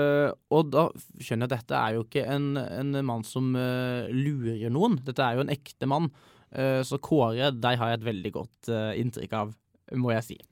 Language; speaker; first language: Norwegian; native; Norwegian